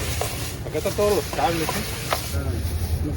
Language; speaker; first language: Spanish; native; Spanish